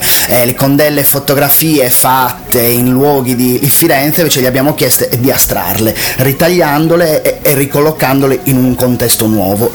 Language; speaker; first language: Italian; native; Italian